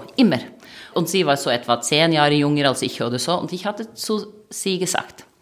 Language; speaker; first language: German; non-native, fluent; Norwegian